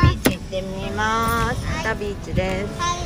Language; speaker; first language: Japanese; native; Japanese